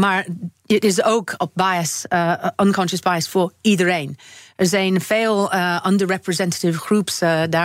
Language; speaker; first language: Dutch; non-native, learner; English